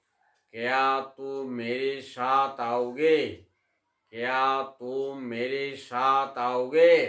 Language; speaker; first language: Hindi; non-native, local second language; Bangla